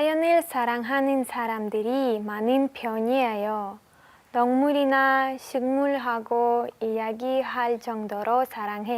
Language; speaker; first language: Korean; non-native, learner; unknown